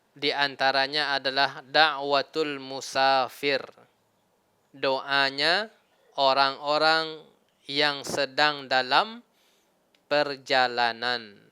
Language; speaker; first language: Malay; non-native, local second language; Minangkabau